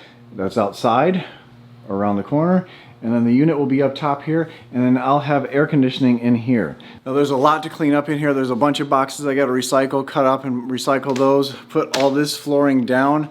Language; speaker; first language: English; native; English